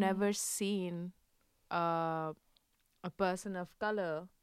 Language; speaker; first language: English; non-native, local second language; Hindi